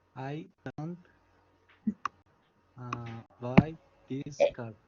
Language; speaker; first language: English; non-native, learner; Spanish